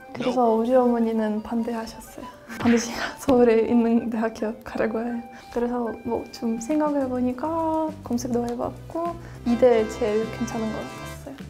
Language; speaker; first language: Korean; non-native, fluent; Russian